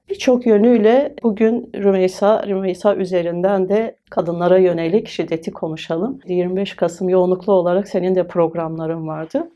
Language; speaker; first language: Turkish; native; Turkish